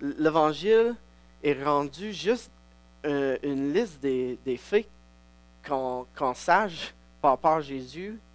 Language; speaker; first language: French; non-native, local second language; English